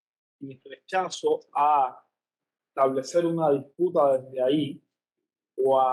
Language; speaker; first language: Spanish; native; Spanish